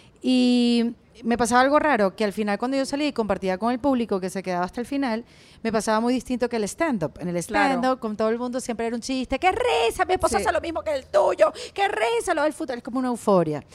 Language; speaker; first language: Spanish; native; Spanish